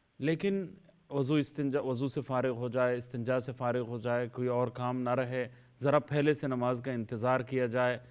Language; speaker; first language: Urdu; native; Urdu